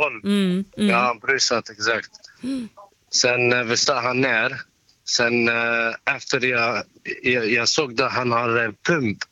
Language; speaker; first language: Swedish; non-native, learner; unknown